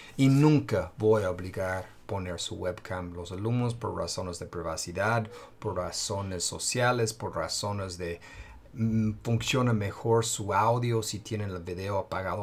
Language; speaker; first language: Spanish; non-native, fluent; English